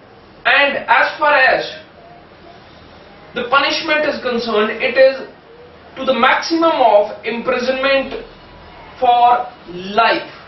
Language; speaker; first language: English; non-native, local second language; Hindi